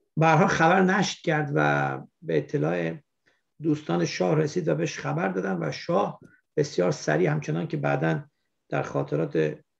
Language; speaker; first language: Persian; native; Persian